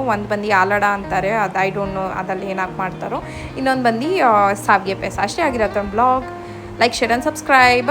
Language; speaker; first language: Kannada; non-native, local second language; Malayalam